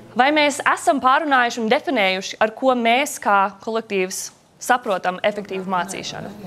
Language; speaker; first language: Latvian; early bilingual, heritage; Latvian